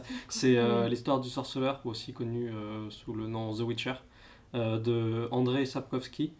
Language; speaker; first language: French; native; French